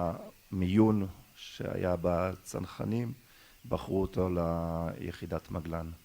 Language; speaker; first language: Hebrew; early bilingual, other home language; German